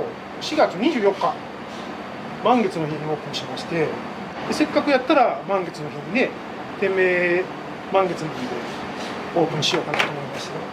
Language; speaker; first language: Japanese; native; Japanese